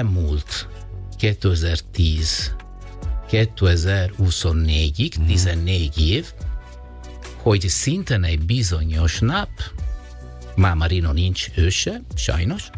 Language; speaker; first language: Hungarian; non-native, fluent; Italian